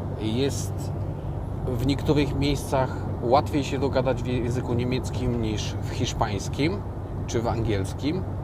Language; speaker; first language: Polish; native; Polish